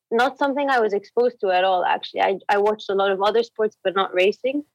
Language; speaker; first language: English; non-native, fluent; Arabic